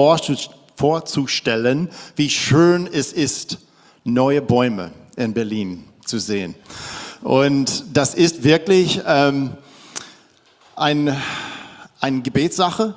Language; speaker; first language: German; non-native, fluent; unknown